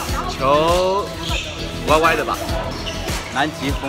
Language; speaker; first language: Chinese; native; Chinese